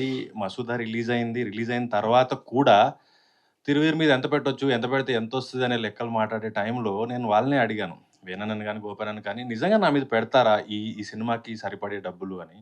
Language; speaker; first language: Telugu; native; Telugu